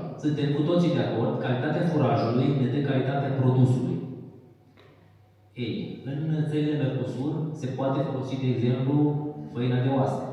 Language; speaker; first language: Romanian; native; Romanian